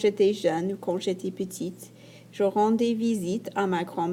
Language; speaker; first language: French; non-native, fluent; English